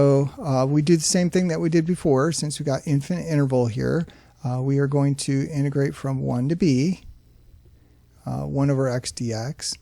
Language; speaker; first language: English; native; English